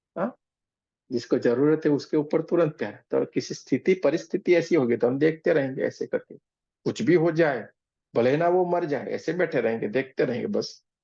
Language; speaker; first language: Hindi; non-native, local second language; Gujarati